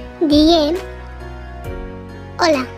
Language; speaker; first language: Catalan; non-native, learner; Arabic